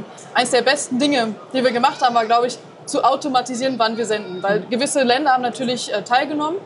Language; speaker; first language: German; native; German